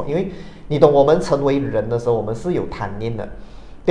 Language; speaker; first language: Chinese; native; Chinese